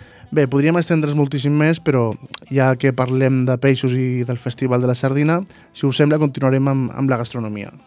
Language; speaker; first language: Catalan; native; Catalan